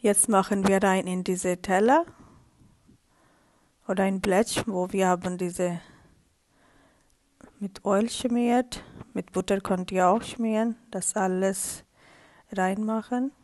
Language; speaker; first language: German; non-native, learner; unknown